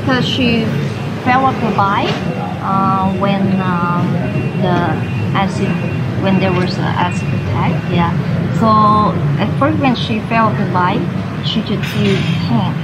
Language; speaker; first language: English; non-native, fluent; Vietnamese